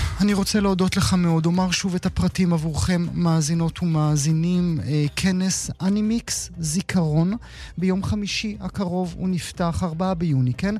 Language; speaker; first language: Hebrew; native; Hebrew